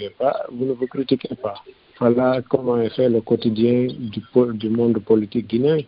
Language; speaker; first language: French; non-native, local second language; Fula